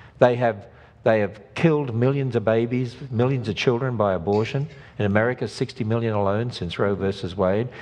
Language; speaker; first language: English; native; English